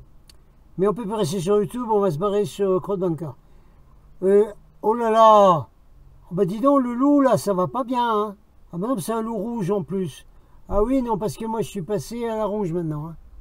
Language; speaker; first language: French; native; French